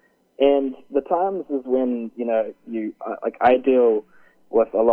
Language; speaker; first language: English; native; English